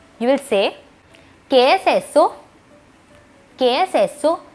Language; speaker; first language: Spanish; non-native, learner; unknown